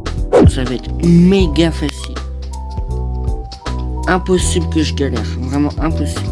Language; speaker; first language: French; native; French